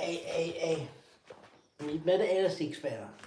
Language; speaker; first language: Dutch; non-native, fluent; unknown